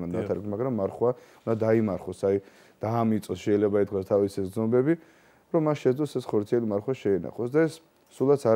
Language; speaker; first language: Georgian; native; Georgian